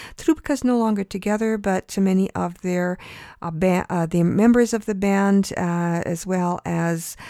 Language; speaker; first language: English; early bilingual, other home language; Ukrainian